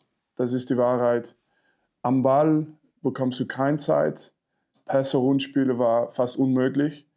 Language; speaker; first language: German; non-native, fluent; French